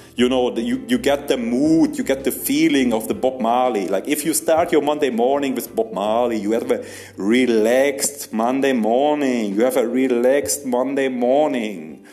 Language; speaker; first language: English; non-native, fluent; German